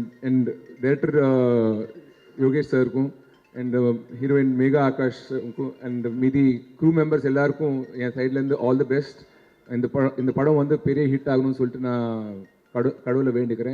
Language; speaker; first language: Tamil; non-native, local second language; Telugu